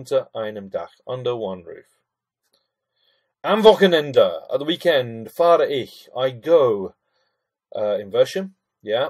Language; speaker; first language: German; non-native, fluent; English